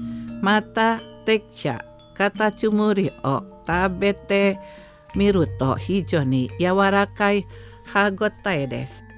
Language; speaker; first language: Japanese; non-native, fluent; Indonesian